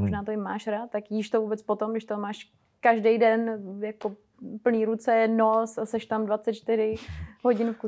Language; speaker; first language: Czech; native; Czech